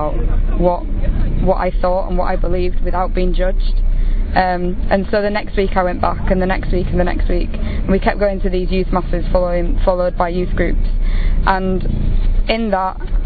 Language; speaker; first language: English; native; English